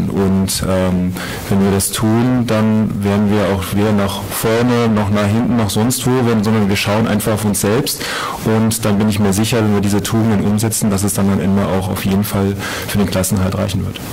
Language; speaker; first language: German; native; German